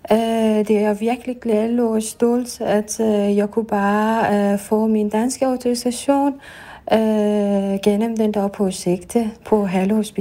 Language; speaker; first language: Danish; non-native, fluent; Persian